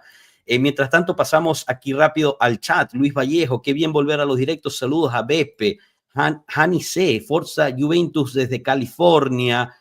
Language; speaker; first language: Spanish; native; Spanish